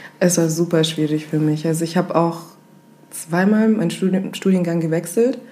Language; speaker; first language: German; early bilingual, other home language; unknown